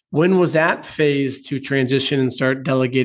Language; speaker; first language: English; native; English